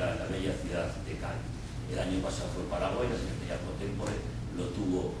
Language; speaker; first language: Spanish; native; Spanish